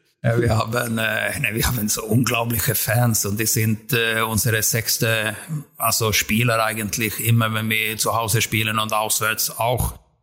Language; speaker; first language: German; non-native, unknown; Swedish